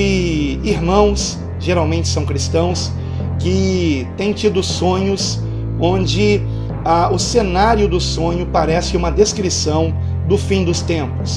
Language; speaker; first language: Portuguese; native; Portuguese